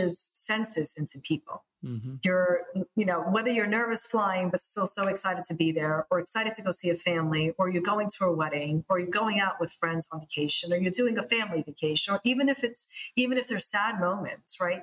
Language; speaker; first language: English; early bilingual, other home language; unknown